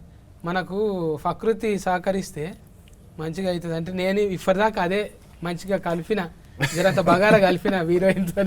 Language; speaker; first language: Telugu; native; Telugu